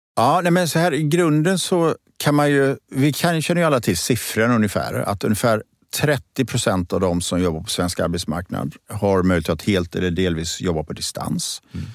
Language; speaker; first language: Swedish; native; Swedish